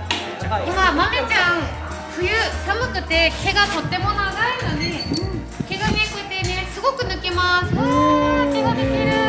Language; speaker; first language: Japanese; native; Japanese